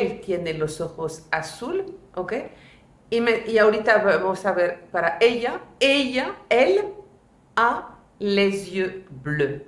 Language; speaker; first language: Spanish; non-native, fluent; French